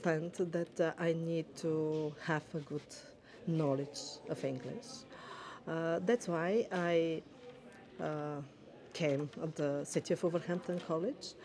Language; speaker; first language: English; non-native, learner; Bulgarian